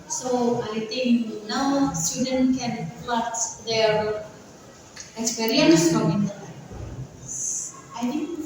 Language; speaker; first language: English; non-native, learner; Indonesian